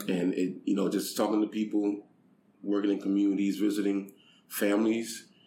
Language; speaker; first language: English; native; English